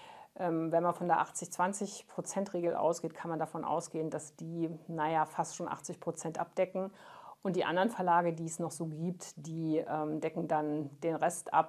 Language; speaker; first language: German; native; German